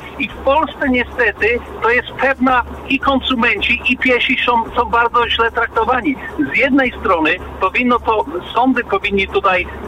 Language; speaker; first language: Polish; non-native, fluent; English